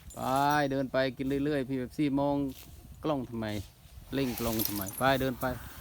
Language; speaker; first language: Thai; non-native, local second language; Northern Khmer